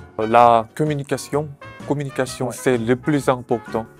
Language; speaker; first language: French; non-native, learner; Korean